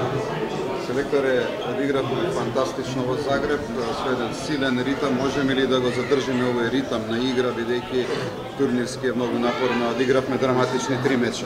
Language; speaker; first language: Macedonian; native; Macedonian